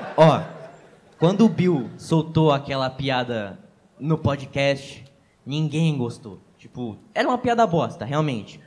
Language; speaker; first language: Portuguese; native; Portuguese